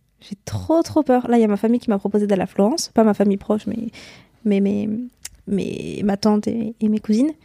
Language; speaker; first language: French; native; French